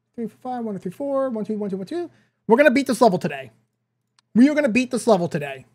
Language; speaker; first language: English; native; English